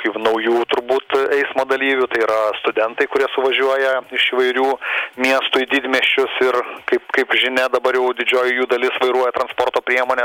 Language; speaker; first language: Lithuanian; native; Lithuanian